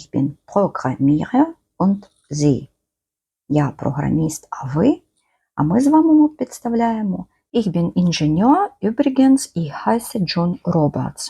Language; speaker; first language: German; non-native, fluent; Ukrainian